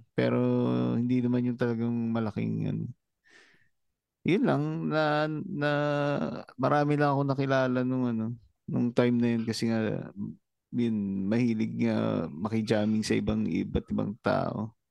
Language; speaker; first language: Filipino; native; Filipino